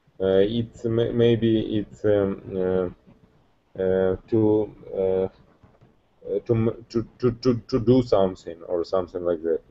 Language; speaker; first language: English; non-native, learner; Russian